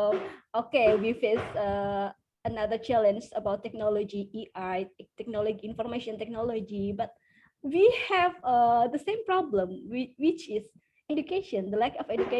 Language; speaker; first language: English; non-native, fluent; Indonesian